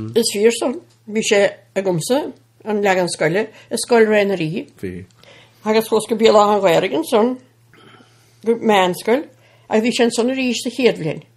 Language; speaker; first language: Irish; native; Irish